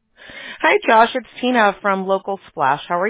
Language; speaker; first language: English; native; English